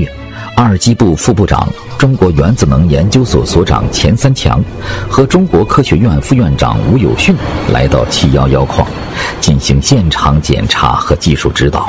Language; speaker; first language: Chinese; native; Chinese